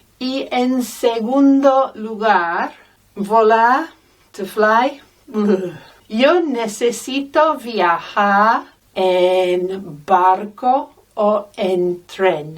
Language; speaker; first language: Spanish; non-native, fluent; English